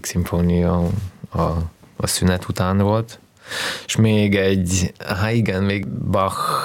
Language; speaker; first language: Hungarian; early bilingual, heritage; Russian